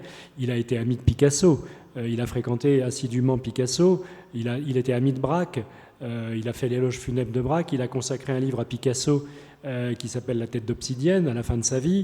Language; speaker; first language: French; native; French